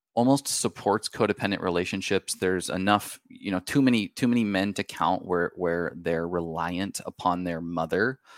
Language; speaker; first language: English; native; English